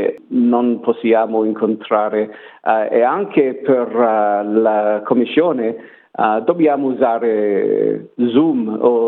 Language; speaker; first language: Italian; non-native, learner; English